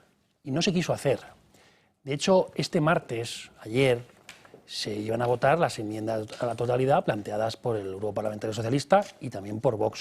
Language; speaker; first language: Spanish; native; Spanish